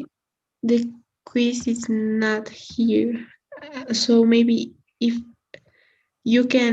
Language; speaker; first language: English; non-native, learner; Spanish